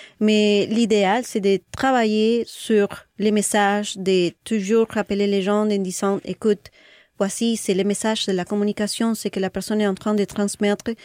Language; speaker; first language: French; non-native, fluent; Spanish